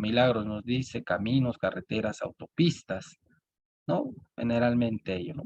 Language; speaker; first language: Spanish; native; Spanish